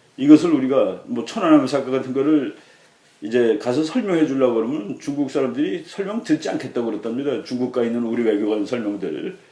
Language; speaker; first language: Korean; native; Korean